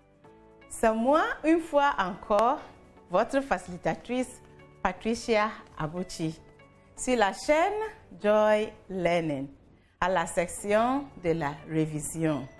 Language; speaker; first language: French; non-native, fluent; English